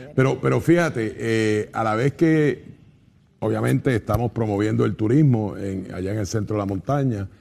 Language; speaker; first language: Spanish; native; Spanish